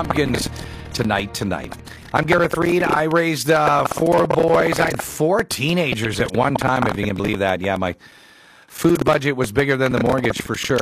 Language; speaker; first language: English; native; English